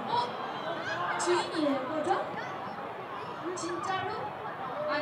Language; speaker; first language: Korean; native; Korean